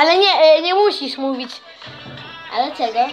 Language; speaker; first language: Polish; early bilingual, heritage; Polish